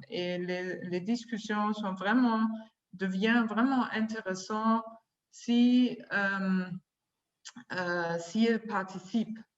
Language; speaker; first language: French; non-native, fluent; German